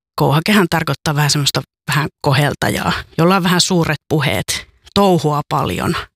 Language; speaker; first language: Finnish; native; Finnish